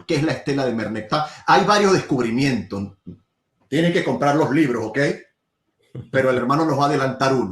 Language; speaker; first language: Spanish; native; Spanish